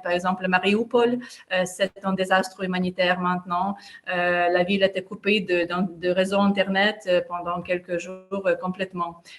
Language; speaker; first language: French; non-native, fluent; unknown